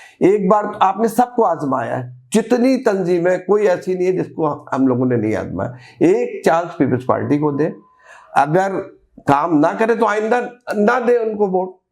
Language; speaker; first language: Urdu; native; Urdu